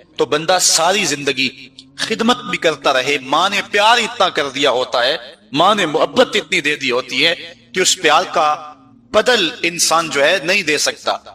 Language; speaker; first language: Urdu; non-native, local second language; Punjabi